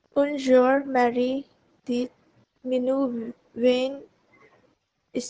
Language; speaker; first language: French; non-native, learner; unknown